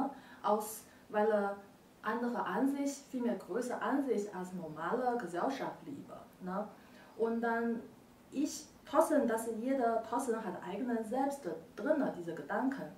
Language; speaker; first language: German; non-native, learner; Chinese